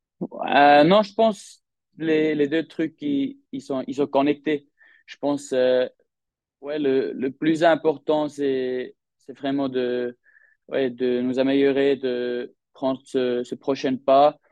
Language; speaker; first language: French; non-native, local second language; German